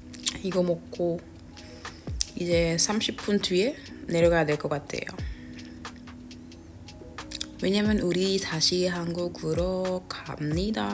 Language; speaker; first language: Korean; non-native, fluent; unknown